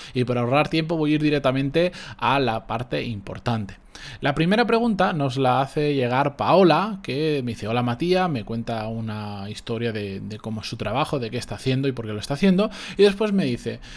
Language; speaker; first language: Spanish; native; Spanish